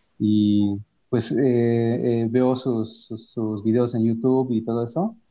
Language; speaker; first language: Spanish; native; Spanish